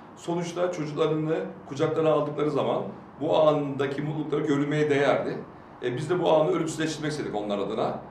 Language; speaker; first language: Turkish; native; Turkish